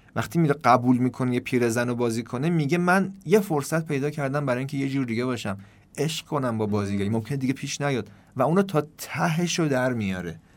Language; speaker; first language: Persian; native; Persian